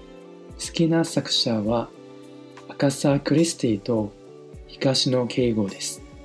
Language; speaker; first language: Japanese; non-native, fluent; Chinese